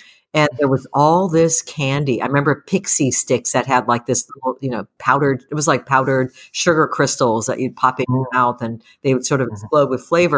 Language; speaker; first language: English; early bilingual, other home language; Japanese